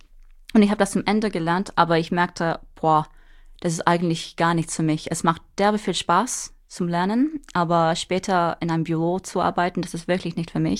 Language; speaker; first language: German; non-native, fluent; English